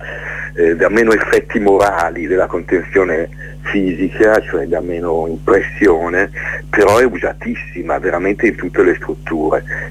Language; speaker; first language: Italian; native; Italian